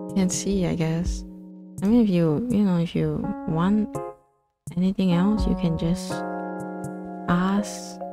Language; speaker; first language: English; native; English